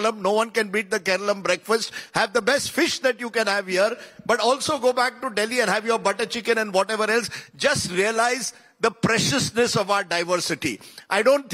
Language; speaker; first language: English; non-native, local second language; Konkani